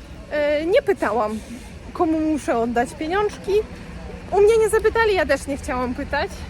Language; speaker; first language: Polish; non-native, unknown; Russian